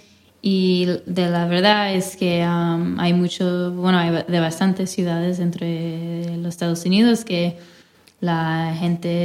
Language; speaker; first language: Spanish; non-native, fluent; English